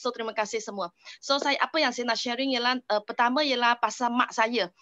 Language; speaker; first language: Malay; non-native, local second language; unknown